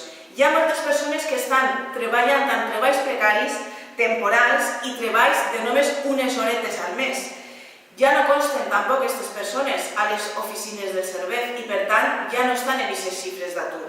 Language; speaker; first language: Catalan; native; Catalan